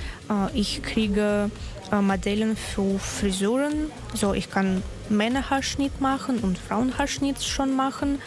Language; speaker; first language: German; non-native, learner; Russian